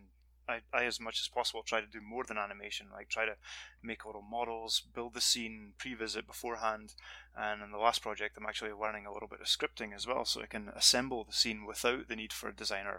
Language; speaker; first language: English; native; English